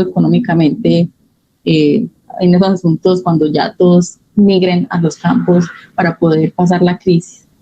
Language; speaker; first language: Spanish; native; Spanish